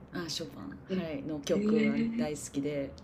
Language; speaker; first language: Japanese; non-native, learner; English